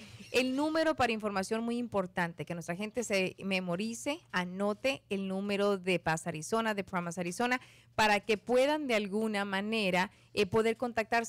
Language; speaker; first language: Spanish; native; Spanish